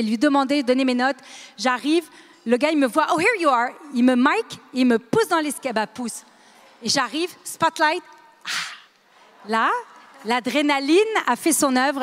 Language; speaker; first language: French; native; French